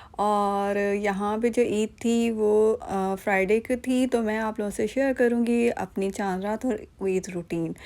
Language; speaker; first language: Urdu; non-native, local second language; Punjabi